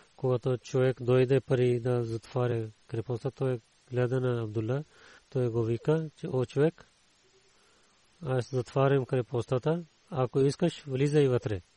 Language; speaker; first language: Bulgarian; non-native, learner; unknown